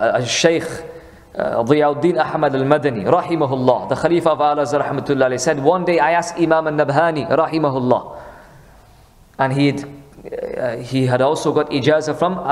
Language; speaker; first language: English; early bilingual, other home language; Hindi